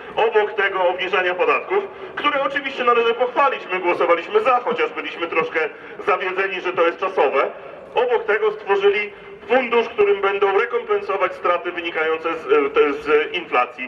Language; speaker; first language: Polish; native; Polish